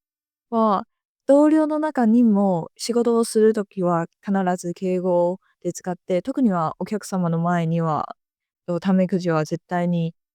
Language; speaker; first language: Japanese; non-native, fluent; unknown